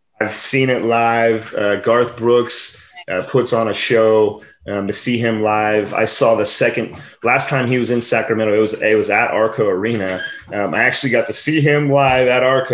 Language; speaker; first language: English; native; English